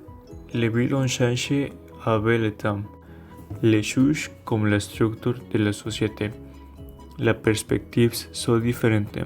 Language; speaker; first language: French; non-native, learner; Spanish